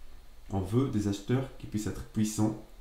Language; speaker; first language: French; native; French